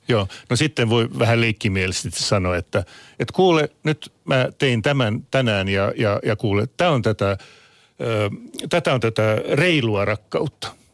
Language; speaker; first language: Finnish; non-native, local second language; Swedish